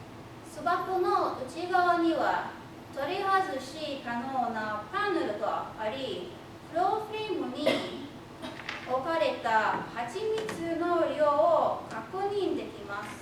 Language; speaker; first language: Japanese; non-native, fluent; English